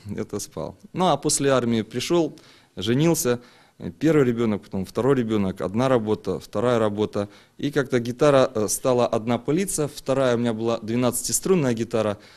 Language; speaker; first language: Russian; native; Russian